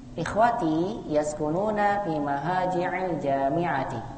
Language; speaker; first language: Arabic; non-native, fluent; Indonesian